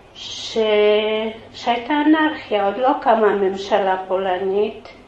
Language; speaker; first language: Hebrew; early bilingual, other home language; Polish